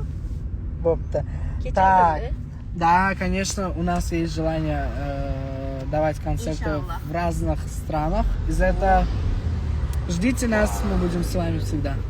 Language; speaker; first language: Russian; non-native, learner; Uzbek